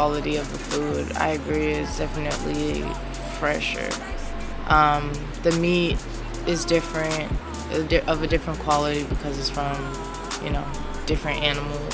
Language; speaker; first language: English; native; English